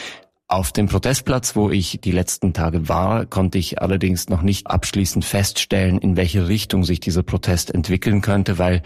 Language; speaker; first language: German; native; German